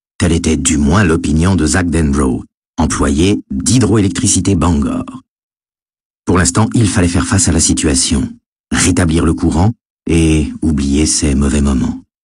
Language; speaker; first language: French; native; French